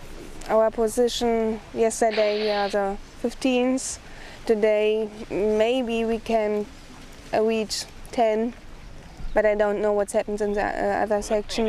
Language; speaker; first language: English; non-native, fluent; German